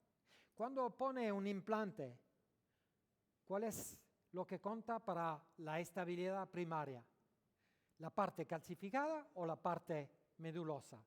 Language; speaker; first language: Spanish; non-native, learner; French